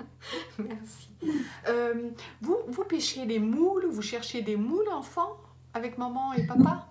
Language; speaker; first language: French; native; French